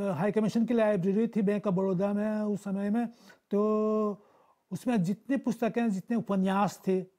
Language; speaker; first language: Hindi; early bilingual, heritage; Bhojpuri